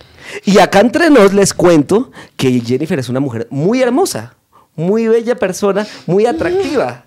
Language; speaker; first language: Spanish; native; Spanish